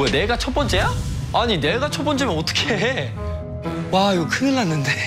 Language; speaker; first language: Korean; native; Korean